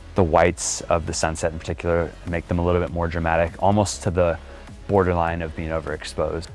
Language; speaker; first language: English; native; English